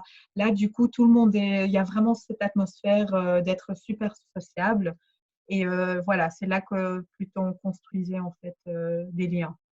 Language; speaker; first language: French; early bilingual, other home language; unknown